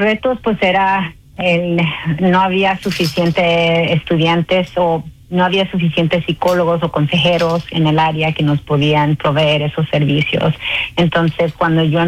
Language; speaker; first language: Spanish; early bilingual, heritage; Spanish